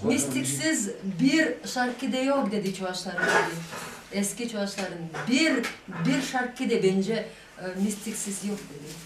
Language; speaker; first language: Turkish; non-native, learner; Chuvash